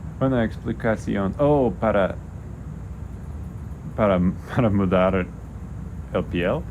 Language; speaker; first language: Spanish; non-native, learner; English